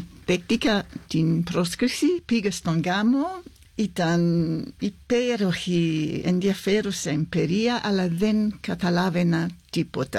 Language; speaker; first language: Greek; non-native, fluent; English